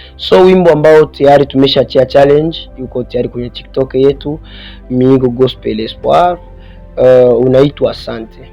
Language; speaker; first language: Swahili; non-native, local second language; Rundi